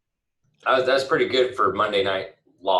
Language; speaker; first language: English; native; English